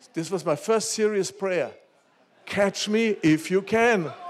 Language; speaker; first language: English; non-native, fluent; German